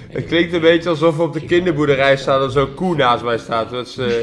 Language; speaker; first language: Dutch; native; Dutch